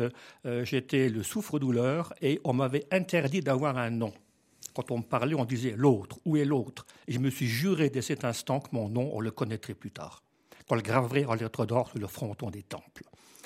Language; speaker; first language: French; native; French